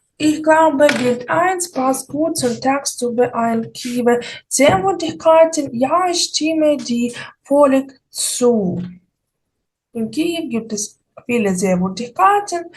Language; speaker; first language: German; non-native, fluent; Ukrainian